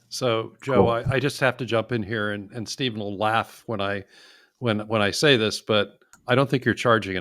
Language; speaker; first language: English; native; English